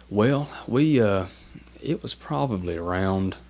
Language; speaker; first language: English; native; English